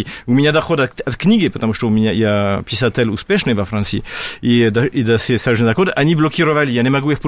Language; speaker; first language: Russian; non-native, fluent; French